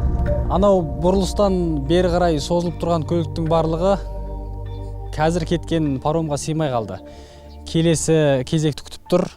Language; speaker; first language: Kazakh; native; Kazakh